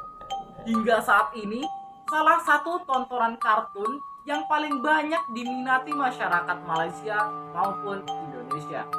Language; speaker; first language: Indonesian; native; Indonesian